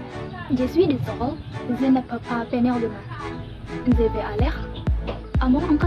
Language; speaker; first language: French; non-native, learner; Indonesian